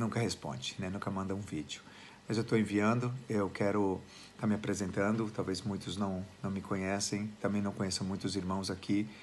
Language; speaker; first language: Portuguese; native; Portuguese